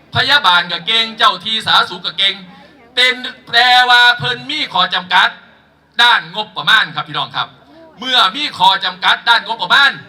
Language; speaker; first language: Thai; native; Thai